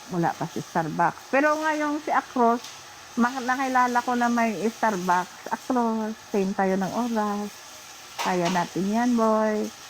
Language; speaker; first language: Filipino; non-native, local second language; Hiligaynon